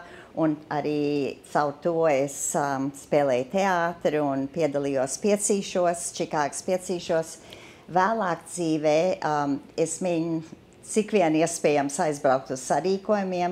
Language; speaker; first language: Latvian; early bilingual, heritage; English